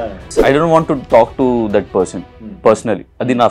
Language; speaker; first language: Telugu; non-native, learner; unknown